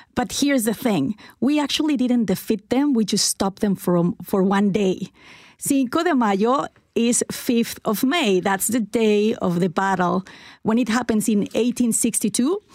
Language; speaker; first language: English; non-native, fluent; Spanish